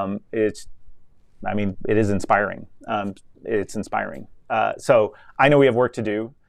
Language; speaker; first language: English; native; English